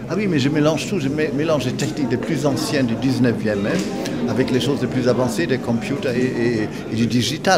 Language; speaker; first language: French; non-native, fluent; German